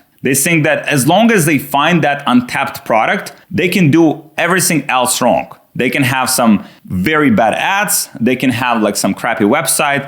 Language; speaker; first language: English; non-native, fluent; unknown